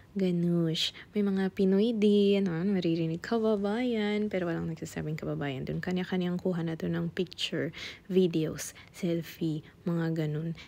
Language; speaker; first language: Filipino; non-native, local second language; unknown